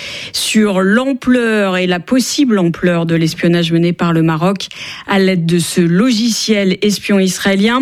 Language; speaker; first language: French; native; French